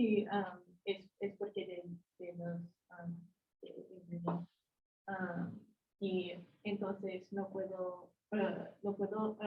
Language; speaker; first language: Spanish; non-native, learner; English